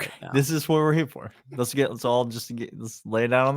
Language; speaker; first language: English; native; English